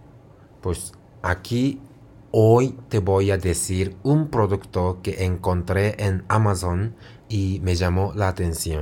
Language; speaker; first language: Spanish; non-native, fluent; Japanese